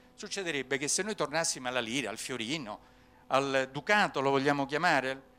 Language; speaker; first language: Italian; native; Italian